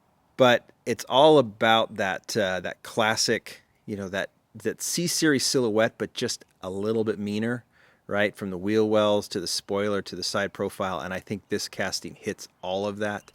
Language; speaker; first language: English; native; English